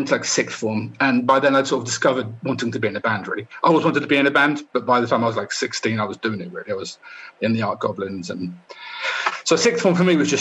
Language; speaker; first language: English; native; English